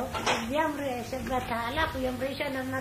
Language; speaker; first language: Hebrew; non-native, learner; Arabic